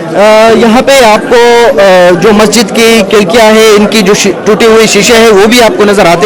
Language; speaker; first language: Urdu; non-native, local second language; Pashto